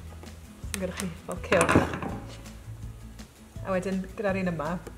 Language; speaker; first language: Welsh; native; Welsh